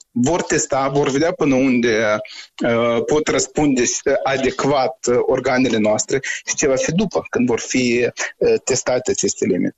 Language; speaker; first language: Romanian; native; Romanian